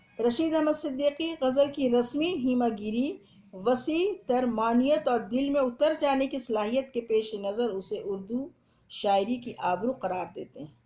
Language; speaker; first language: Urdu; native; Urdu